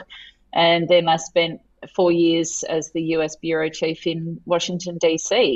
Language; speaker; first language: English; native; English